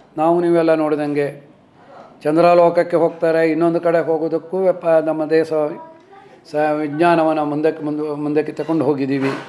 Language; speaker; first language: Kannada; non-native, local second language; Kodava